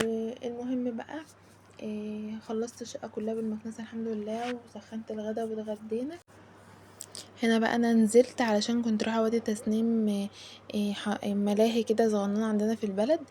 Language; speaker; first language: Arabic; native; Arabic